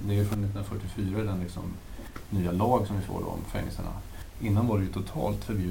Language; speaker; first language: Swedish; native; Swedish